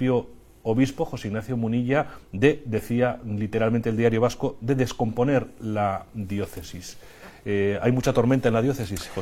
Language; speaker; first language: Spanish; native; Spanish